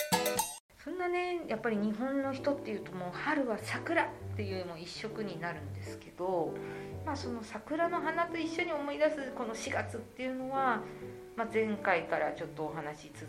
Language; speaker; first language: Japanese; native; Japanese